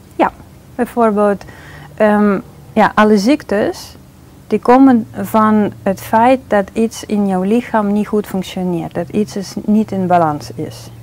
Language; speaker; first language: Dutch; non-native, fluent; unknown